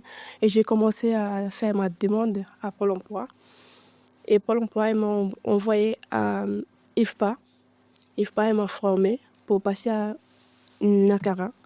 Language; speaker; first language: French; non-native, learner; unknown